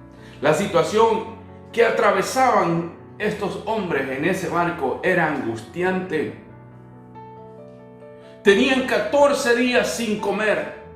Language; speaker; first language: Spanish; native; Spanish